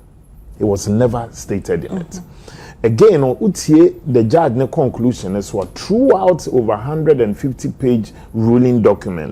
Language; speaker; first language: English; non-native, local second language; Akan